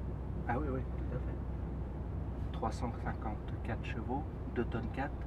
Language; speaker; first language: French; native; French